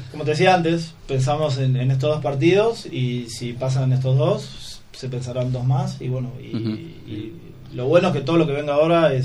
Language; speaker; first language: Spanish; native; Spanish